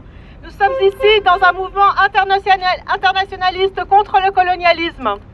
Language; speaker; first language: French; native; French